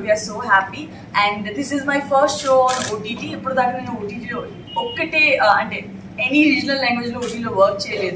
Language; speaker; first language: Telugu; non-native, fluent; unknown